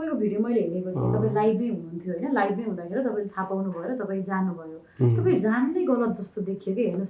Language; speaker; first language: Nepali; native; Nepali